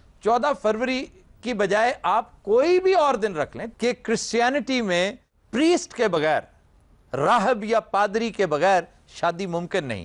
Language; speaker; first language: Urdu; native; Urdu